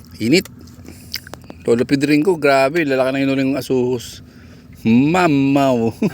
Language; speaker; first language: Filipino; native; Filipino